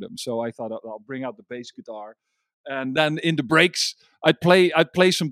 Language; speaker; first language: English; non-native, fluent; Dutch